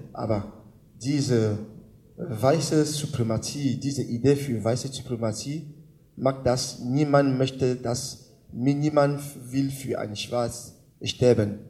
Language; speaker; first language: German; non-native, learner; French